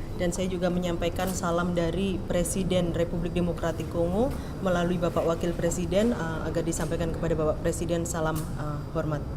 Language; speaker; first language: Indonesian; native; Indonesian